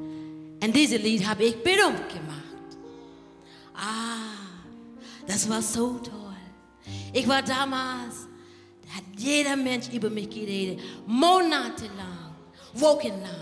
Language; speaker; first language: German; non-native, learner; English